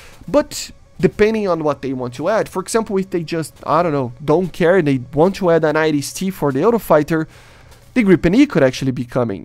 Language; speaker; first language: English; non-native, fluent; Portuguese